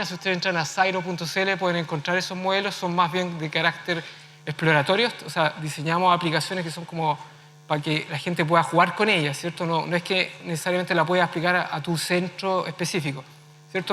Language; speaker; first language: Spanish; native; Spanish